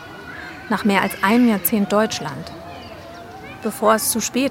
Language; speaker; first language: German; native; German